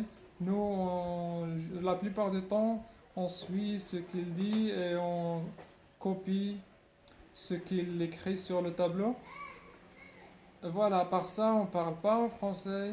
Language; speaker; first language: French; non-native, local second language; Arabic